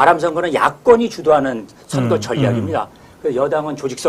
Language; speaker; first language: Korean; native; Korean